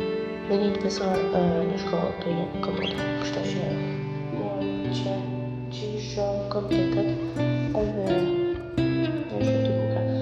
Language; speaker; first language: Albanian; early bilingual, heritage; Albanian